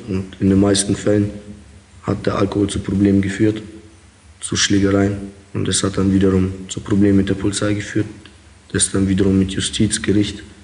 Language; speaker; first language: German; early bilingual, other home language; Russian